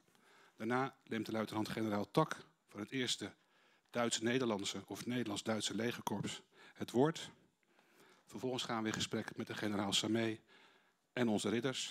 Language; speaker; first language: Dutch; native; Dutch